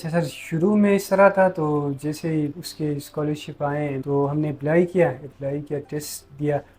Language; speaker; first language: Urdu; non-native, local second language; Khowar